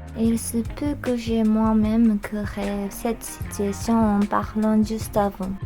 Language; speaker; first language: French; non-native, learner; Japanese